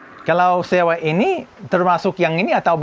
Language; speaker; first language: Indonesian; non-native, fluent; English